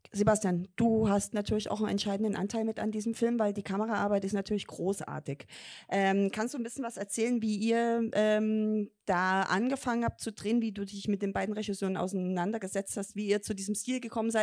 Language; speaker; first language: German; native; German